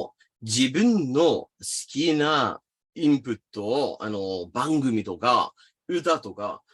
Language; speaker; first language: Japanese; non-native, fluent; English